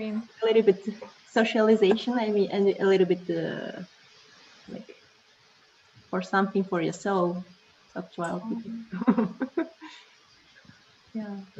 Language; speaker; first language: English; non-native, learner; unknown